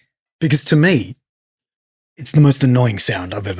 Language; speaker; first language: English; native; English